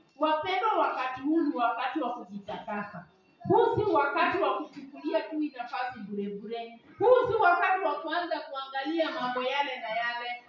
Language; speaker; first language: Swahili; non-native, local second language; Kikuyu